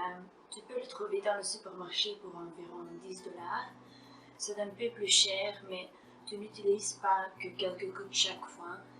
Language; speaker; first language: French; non-native, fluent; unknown